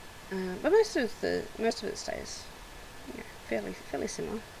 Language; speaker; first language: English; native; English